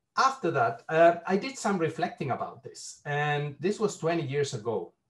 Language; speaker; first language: English; non-native, fluent; Spanish